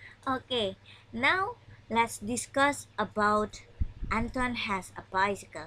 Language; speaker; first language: English; non-native, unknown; Indonesian